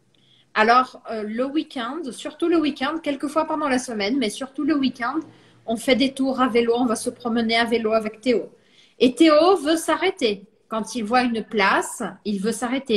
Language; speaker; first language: French; non-native, fluent; Portuguese